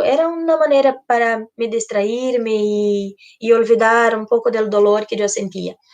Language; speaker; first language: Spanish; non-native, fluent; Portuguese